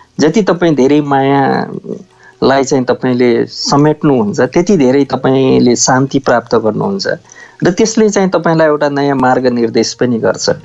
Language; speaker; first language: Nepali; native; Nepali